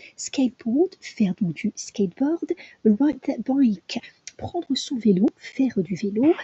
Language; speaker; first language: French; native; French